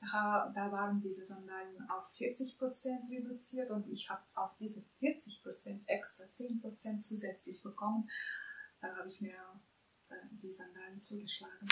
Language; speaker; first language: German; non-native, fluent; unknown